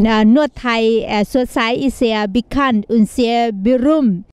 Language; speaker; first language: German; non-native, learner; Thai